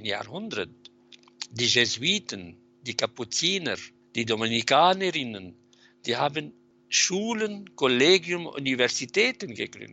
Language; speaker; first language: German; non-native, fluent; Arabic